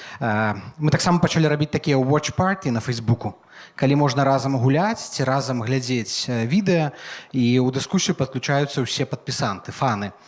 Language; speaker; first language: Belarusian; native; Belarusian